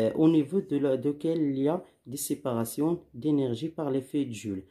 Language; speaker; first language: French; non-native, local second language; Arabic